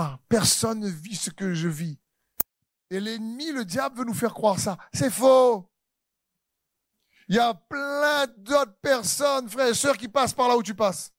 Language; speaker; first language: French; native; French